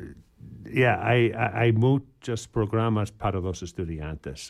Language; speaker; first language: Spanish; non-native, learner; English